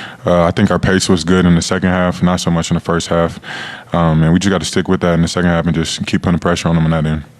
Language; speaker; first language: English; native; English